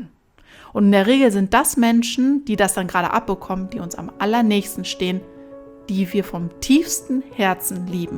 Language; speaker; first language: German; native; German